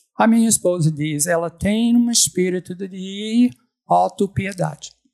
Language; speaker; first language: Portuguese; non-native, fluent; English